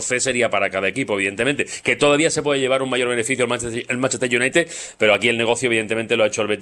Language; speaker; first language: Spanish; native; Spanish